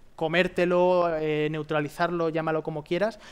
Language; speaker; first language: Spanish; native; Spanish